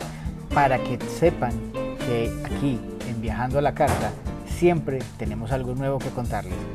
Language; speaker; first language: Spanish; native; Spanish